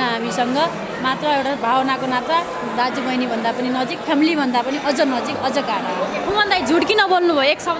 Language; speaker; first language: Nepali; native; Nepali